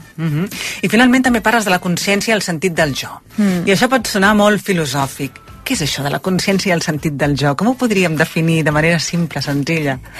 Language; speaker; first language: Catalan; native; Catalan